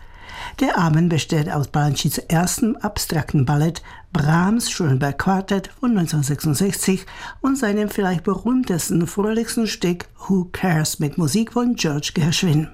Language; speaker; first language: German; native; German